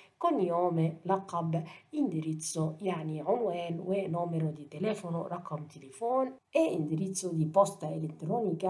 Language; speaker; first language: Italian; non-native, fluent; Arabic